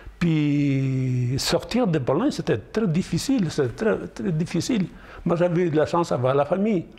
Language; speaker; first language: French; non-native, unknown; Polish